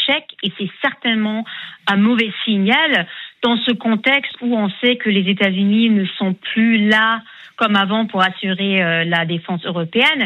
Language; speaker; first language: French; non-native, fluent; German